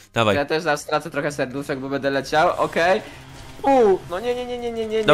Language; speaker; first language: Polish; native; Polish